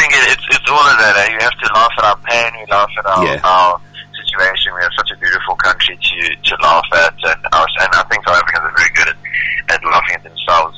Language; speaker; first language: English; native; English